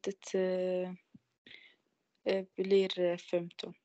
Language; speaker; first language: Swedish; non-native, learner; Arabic